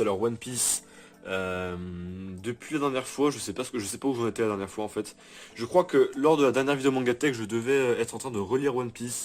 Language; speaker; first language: French; native; French